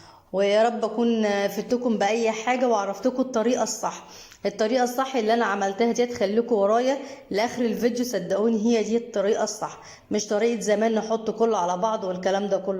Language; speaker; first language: Arabic; native; Arabic